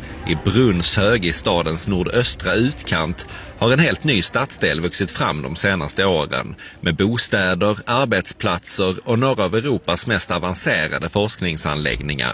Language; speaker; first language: Swedish; native; Swedish